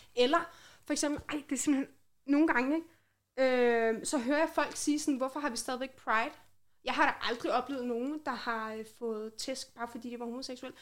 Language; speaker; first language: Danish; native; Danish